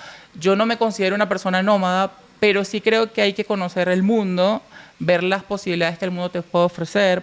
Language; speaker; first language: Spanish; native; Spanish